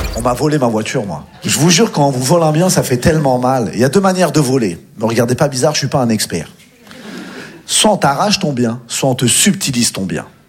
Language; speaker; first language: French; native; French